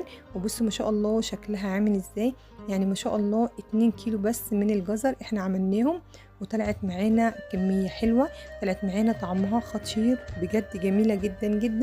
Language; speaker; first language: Arabic; native; Arabic